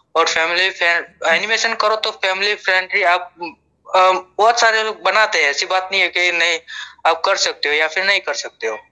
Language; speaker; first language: Hindi; non-native, local second language; Gujarati